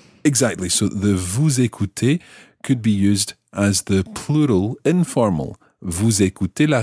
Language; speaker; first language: French; non-native, fluent; English